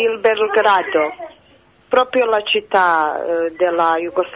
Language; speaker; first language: Italian; non-native, fluent; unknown